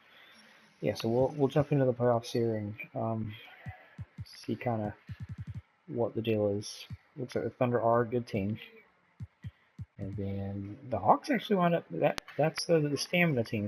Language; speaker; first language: English; native; English